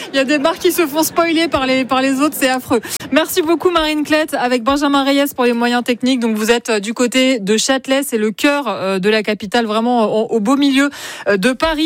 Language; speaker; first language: French; native; French